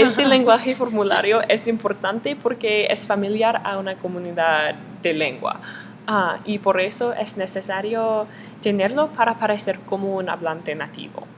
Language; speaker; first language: Spanish; non-native, learner; English